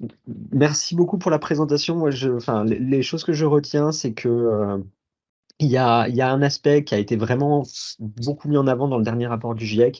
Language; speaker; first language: French; native; French